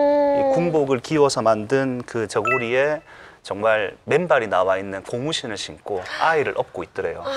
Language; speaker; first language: Korean; native; Korean